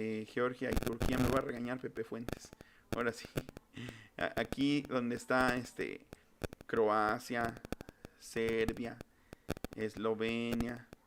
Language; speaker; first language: Spanish; native; Spanish